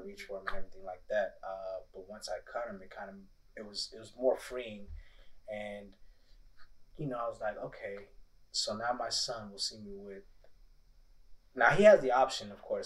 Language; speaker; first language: English; early bilingual, other home language; Tigrinya